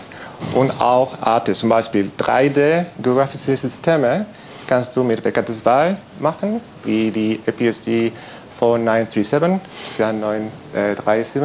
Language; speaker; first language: German; non-native, learner; Spanish